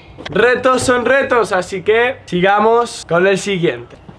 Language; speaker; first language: Spanish; native; Spanish